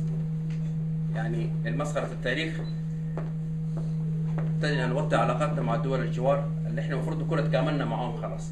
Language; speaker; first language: Arabic; non-native, local second language; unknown